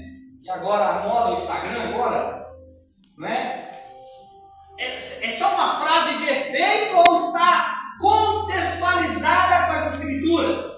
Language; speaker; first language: Portuguese; native; Portuguese